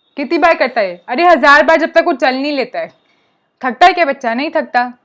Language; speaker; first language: Hindi; non-native, local second language; Punjabi